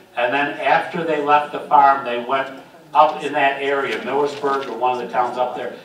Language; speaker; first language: English; native; English